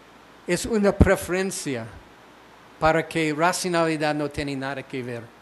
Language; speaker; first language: Spanish; non-native, fluent; English